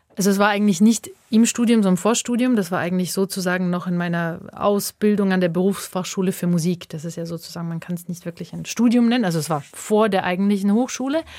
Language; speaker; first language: German; native; German